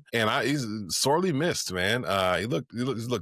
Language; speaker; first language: English; native; English